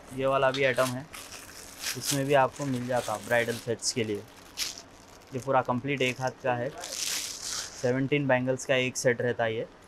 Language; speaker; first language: Hindi; non-native, local second language; Urdu